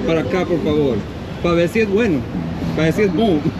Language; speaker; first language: Spanish; non-native, learner; English